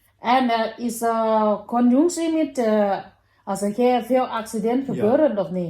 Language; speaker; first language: Dutch; non-native, learner; Thai